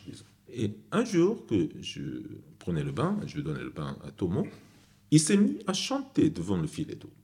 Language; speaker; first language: French; non-native, fluent; Japanese